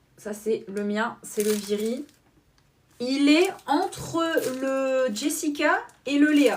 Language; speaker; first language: French; native; French